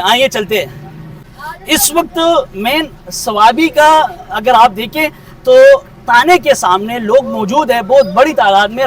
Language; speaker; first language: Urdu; non-native, local second language; Pashto